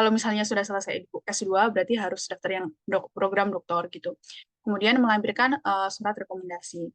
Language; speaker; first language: Indonesian; native; Indonesian